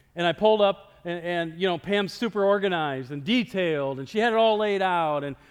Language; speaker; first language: English; native; English